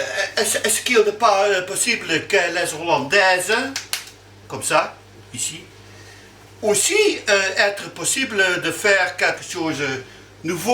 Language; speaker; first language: French; non-native, learner; Dutch